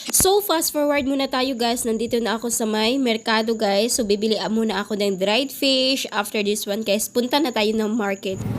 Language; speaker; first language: Filipino; non-native, local second language; Cebuano